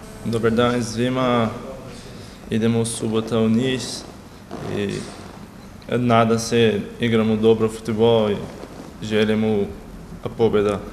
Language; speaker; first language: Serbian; non-native, learner; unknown